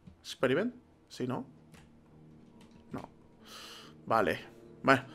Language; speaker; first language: Spanish; native; Spanish